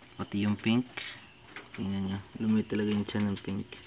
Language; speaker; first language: Filipino; non-native, local second language; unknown